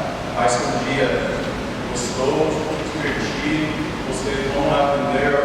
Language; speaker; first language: Portuguese; non-native, learner; English